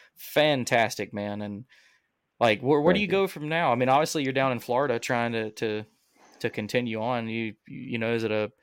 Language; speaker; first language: English; native; English